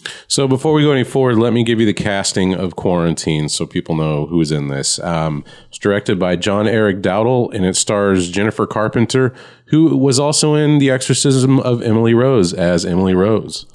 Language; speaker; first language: English; native; English